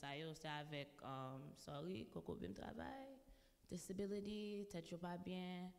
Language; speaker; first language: French; non-native, local second language; Haitian Creole